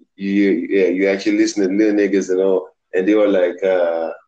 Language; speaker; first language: English; non-native, local second language; Yoruba